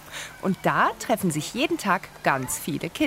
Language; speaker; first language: German; native; German